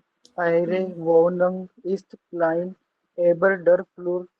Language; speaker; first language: German; non-native, learner; Hindi